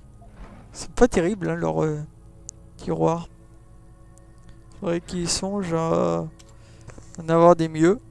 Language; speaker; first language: French; native; French